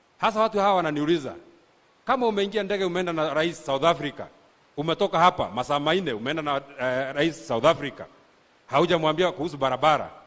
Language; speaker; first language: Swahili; non-native, local second language; Kikuyu